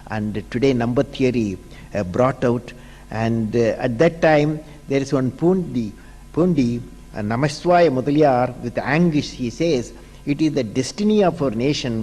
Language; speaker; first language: English; non-native, local second language; Tamil